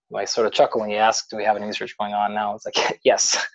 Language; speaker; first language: English; native; English